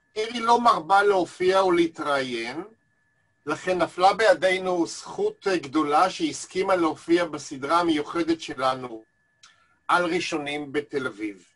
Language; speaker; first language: Hebrew; native; Hebrew